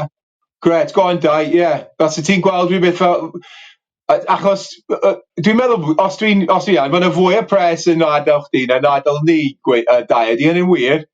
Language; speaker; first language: Welsh; native; Welsh